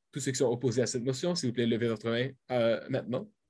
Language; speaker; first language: French; native; French